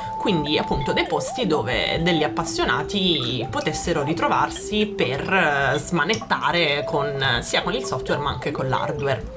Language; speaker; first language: Italian; native; Italian